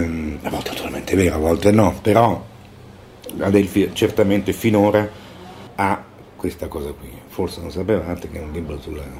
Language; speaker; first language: Italian; native; Italian